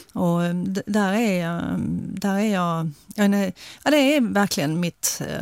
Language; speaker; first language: Swedish; early bilingual, other home language; Finnish